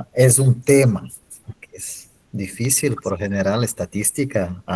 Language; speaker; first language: Spanish; non-native, fluent; Portuguese